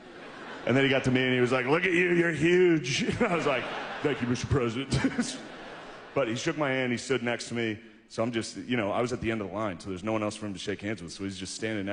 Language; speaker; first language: English; native; English